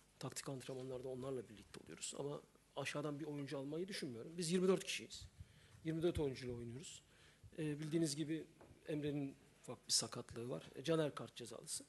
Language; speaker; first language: Turkish; native; Turkish